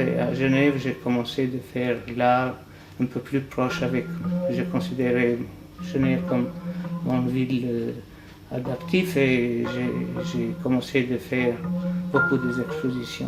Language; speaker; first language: French; non-native, fluent; Albanian